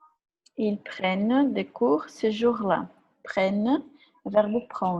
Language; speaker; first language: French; non-native, fluent; Portuguese